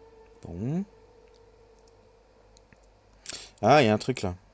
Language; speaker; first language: French; native; French